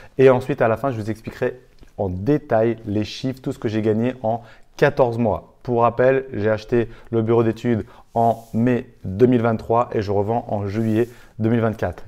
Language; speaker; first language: French; native; French